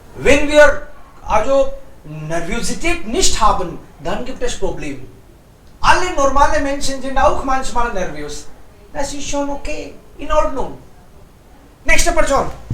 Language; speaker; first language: German; non-native, fluent; Hindi